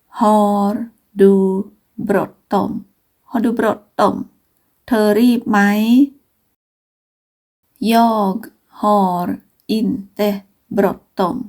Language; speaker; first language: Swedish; non-native, fluent; Thai